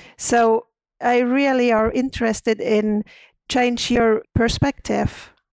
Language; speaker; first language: English; non-native, fluent; German